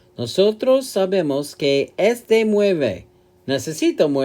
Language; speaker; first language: Spanish; non-native, learner; English